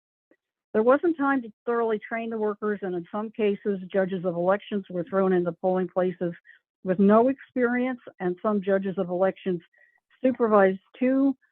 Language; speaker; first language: English; native; English